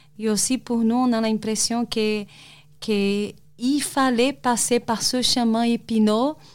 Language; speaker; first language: French; non-native, fluent; Portuguese